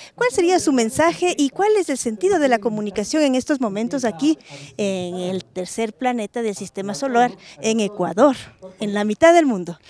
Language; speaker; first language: Spanish; native; Spanish